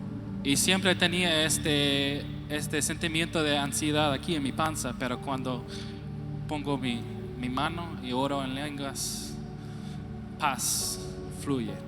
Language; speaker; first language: Spanish; non-native, fluent; English